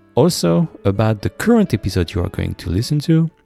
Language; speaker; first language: English; non-native, fluent; French